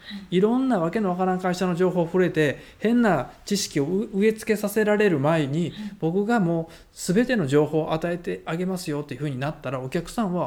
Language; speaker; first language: Japanese; native; Japanese